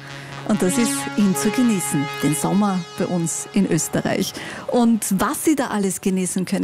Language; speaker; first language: German; native; German